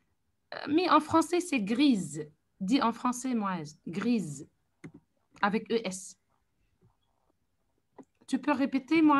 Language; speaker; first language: French; non-native, fluent; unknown